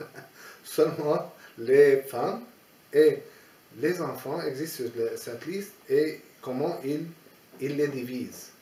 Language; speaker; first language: French; non-native, fluent; Aramaic